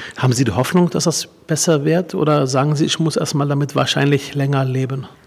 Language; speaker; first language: German; early bilingual, other home language; Arabic